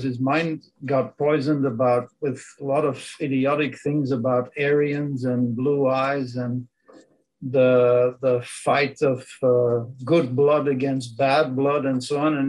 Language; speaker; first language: English; non-native, fluent; Dutch